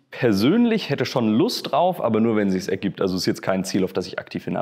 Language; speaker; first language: German; native; German